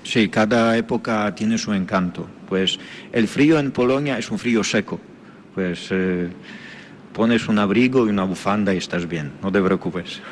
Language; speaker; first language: Spanish; non-native, fluent; Polish